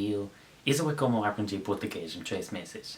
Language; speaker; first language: Portuguese; non-native, learner; English